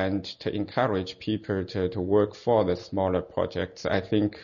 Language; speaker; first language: English; non-native, fluent; Chinese